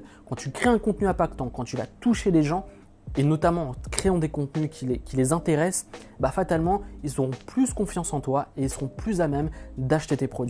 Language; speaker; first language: French; native; French